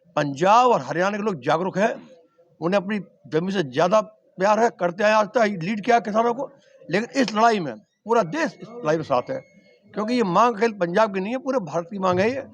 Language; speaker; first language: Hindi; native; Hindi